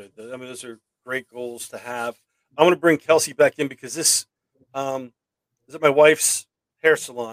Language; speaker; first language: English; native; English